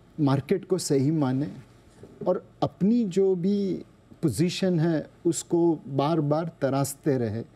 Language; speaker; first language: Hindi; non-native, local second language; Gujarati